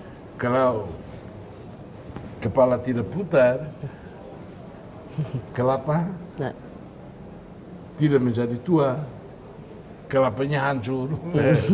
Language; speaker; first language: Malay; non-native, fluent; Tetum